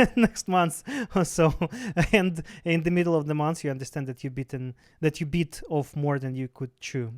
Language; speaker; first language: English; non-native, fluent; Russian